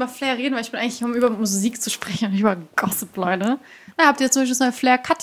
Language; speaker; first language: German; early bilingual, other home language; Persian